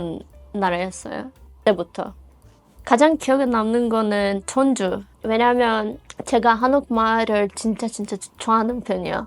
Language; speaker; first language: Korean; non-native, fluent; Azerbaijani